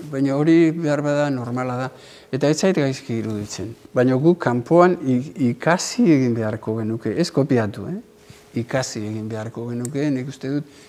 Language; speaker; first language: Basque; native; Basque